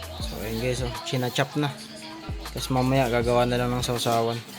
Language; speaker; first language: Filipino; non-native, local second language; Cebuano